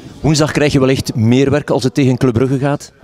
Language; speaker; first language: Dutch; native; Dutch